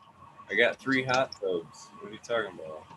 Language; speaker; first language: English; native; English